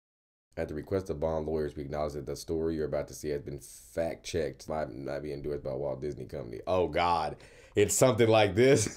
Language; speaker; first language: English; native; English